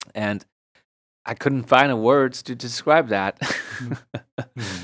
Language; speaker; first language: English; non-native, fluent; Chinese